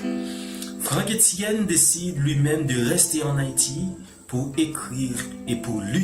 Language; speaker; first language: French; non-native, local second language; Haitian Creole